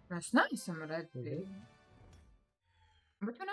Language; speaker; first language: Latvian; native; Latvian